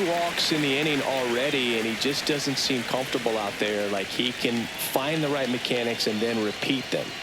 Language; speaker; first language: English; native; English